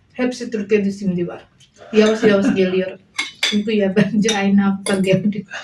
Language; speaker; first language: Turkish; non-native, learner; Indonesian